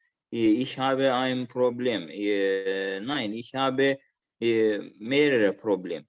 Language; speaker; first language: German; non-native, learner; Azerbaijani